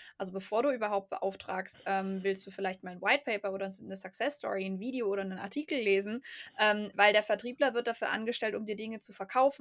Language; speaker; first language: German; native; German